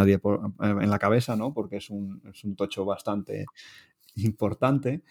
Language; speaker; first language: Spanish; native; Spanish